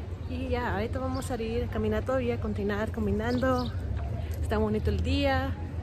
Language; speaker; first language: Spanish; early bilingual, heritage; Spanish